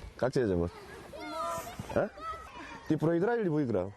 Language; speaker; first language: Russian; non-native, learner; Korean